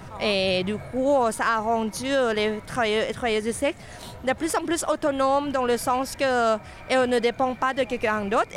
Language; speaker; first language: French; non-native, fluent; Thai